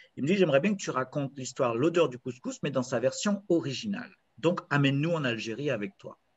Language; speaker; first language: French; native; French